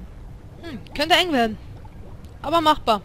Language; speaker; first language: German; native; German